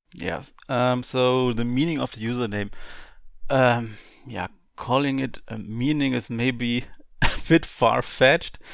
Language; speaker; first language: English; non-native, fluent; German